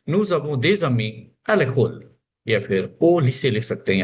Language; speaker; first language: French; non-native, fluent; Hindi